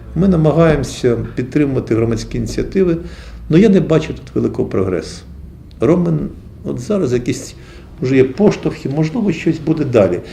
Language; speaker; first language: Ukrainian; native; Ukrainian